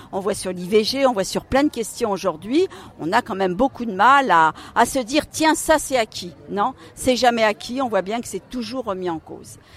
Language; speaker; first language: French; native; French